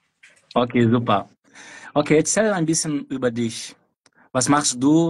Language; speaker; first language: German; non-native, fluent; Portuguese